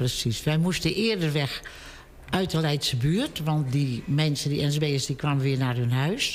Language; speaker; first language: Dutch; native; Dutch